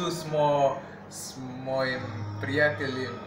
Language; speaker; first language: Slovenian; non-native, learner; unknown